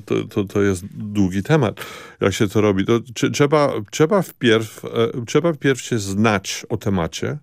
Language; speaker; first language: Polish; early bilingual, heritage; Polish